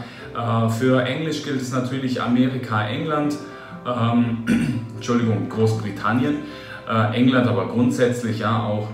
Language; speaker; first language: German; early bilingual, other home language; Russian